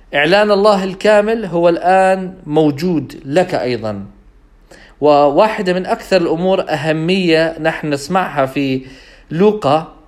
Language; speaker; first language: Arabic; non-native, fluent; English